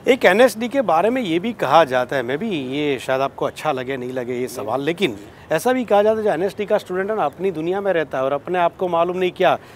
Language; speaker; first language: Hindi; non-native, local second language; Gujarati